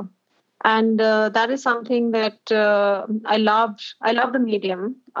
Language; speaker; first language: English; non-native, local second language; Hindi